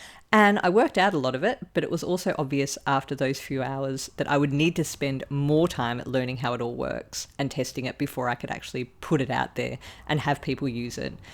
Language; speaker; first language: English; native; English